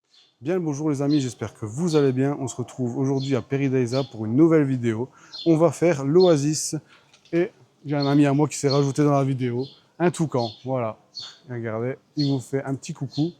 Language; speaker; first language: French; native; French